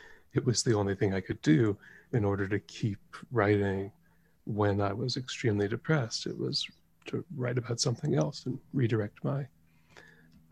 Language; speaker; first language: English; native; English